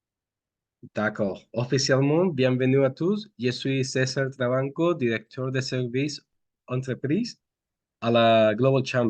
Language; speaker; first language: French; non-native, fluent; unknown